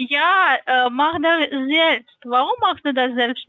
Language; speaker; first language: German; non-native, learner; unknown